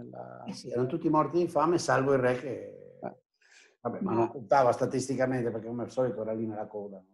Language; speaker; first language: Italian; native; Italian